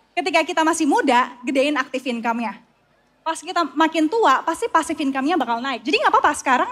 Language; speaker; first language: Indonesian; native; Indonesian